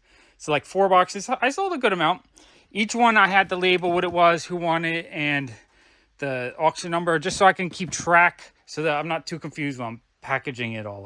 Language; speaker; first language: English; native; English